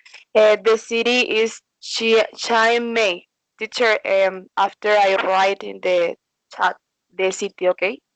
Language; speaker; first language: English; non-native, learner; Spanish